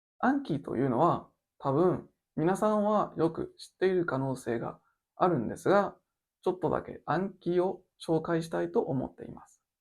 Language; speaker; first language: Japanese; non-native, learner; French